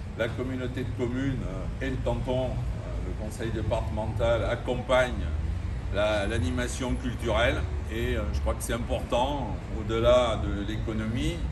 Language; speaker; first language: French; native; French